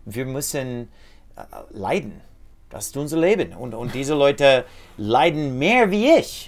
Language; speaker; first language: German; non-native, fluent; English